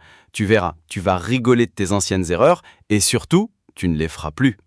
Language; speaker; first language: French; native; French